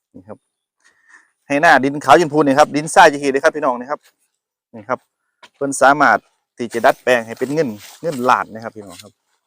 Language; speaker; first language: Thai; native; Thai